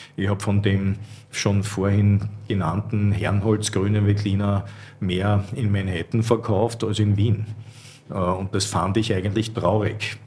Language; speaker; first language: German; native; German